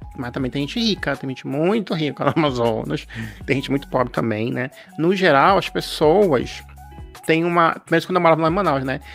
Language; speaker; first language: Portuguese; native; Portuguese